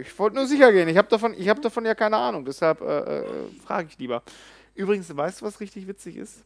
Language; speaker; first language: German; native; German